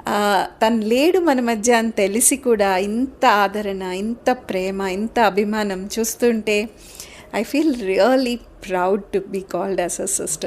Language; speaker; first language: Telugu; native; Telugu